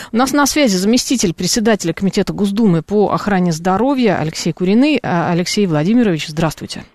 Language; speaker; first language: Russian; native; Russian